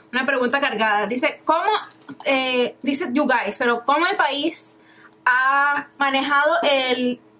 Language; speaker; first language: Spanish; early bilingual, heritage; Spanish